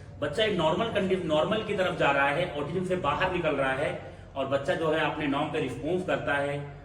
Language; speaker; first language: Hindi; native; Hindi